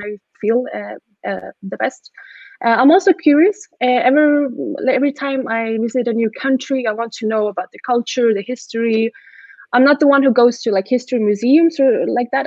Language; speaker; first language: English; non-native, fluent; Swedish